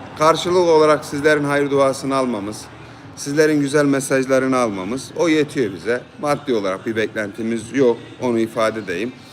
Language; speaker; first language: Turkish; native; Turkish